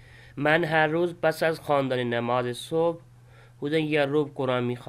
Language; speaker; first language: Persian; non-native, fluent; Urdu